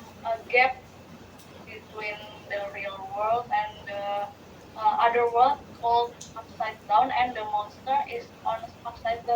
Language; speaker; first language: English; non-native, learner; Indonesian